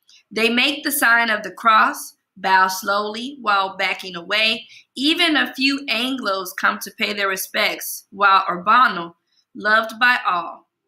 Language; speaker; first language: English; native; English